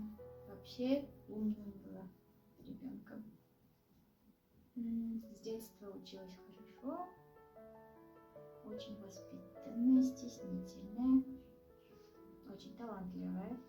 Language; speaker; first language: Russian; non-native, local second language; Kazakh